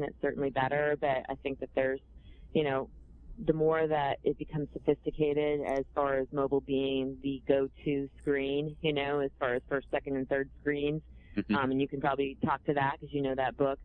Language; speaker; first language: English; native; English